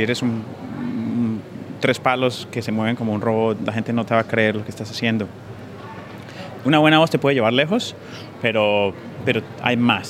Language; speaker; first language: Spanish; native; Spanish